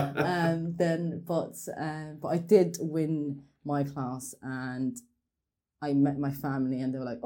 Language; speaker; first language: English; non-native, fluent; Norwegian